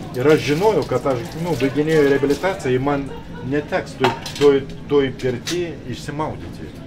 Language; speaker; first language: Lithuanian; non-native, local second language; Russian